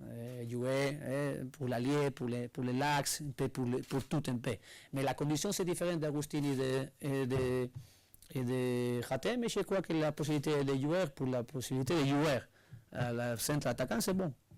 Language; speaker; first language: French; non-native, learner; Spanish